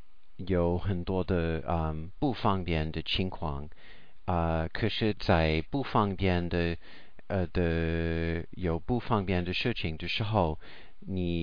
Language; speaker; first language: Chinese; non-native, learner; English